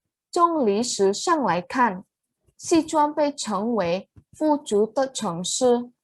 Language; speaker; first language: Chinese; non-native, learner; Indonesian